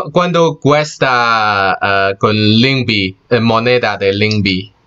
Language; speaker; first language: Spanish; non-native, learner; Chinese